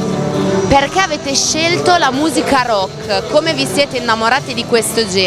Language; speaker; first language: Italian; native; Italian